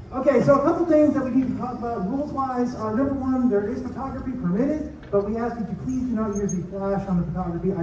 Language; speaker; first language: English; native; English